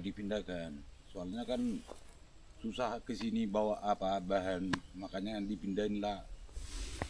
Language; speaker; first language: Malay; non-native, local second language; Batak Toba